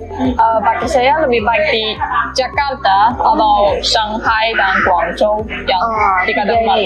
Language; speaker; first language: Indonesian; non-native, learner; Chinese